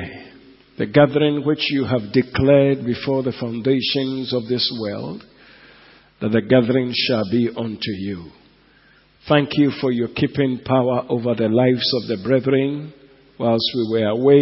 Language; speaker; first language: English; non-native, local second language; Igbo